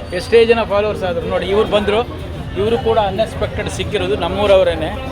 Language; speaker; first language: Kannada; non-native, local second language; Konkani